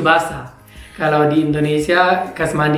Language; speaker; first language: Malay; non-native, fluent; German